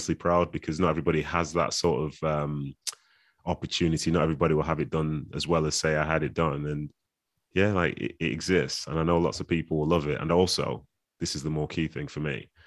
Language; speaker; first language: English; native; English